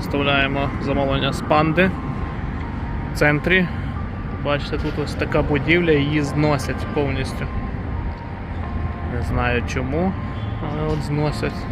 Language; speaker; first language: Ukrainian; native; Ukrainian